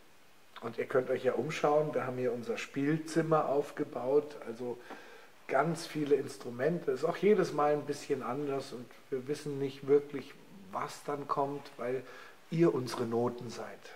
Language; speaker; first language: German; native; German